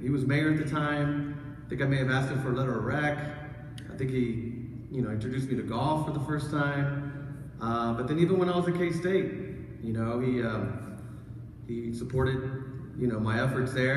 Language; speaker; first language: English; early bilingual, other home language; Spanish